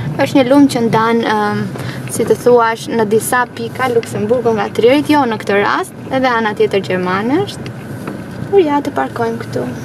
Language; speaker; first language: Albanian; early bilingual, heritage; Albanian